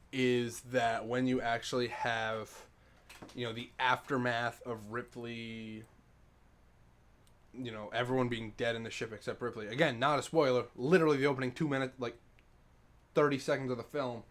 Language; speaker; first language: English; native; English